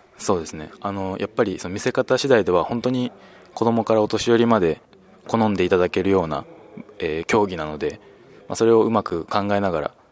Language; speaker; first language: Japanese; native; Japanese